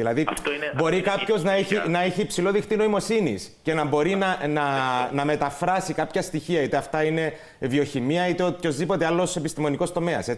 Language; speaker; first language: Greek; native; Greek